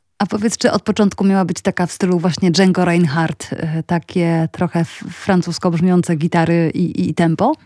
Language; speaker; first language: Polish; native; Polish